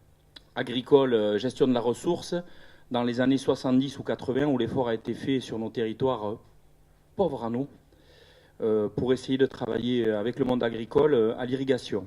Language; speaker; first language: French; native; French